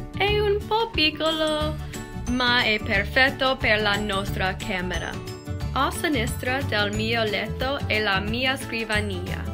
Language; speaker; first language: Italian; non-native, learner; English